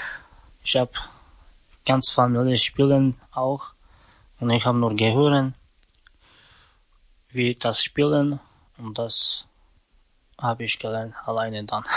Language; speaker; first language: German; non-native, learner; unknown